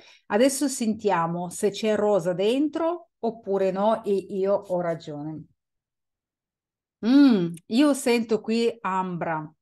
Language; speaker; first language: Italian; non-native, fluent; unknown